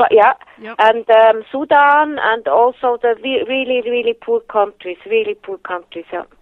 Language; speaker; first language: English; non-native, fluent; Swiss German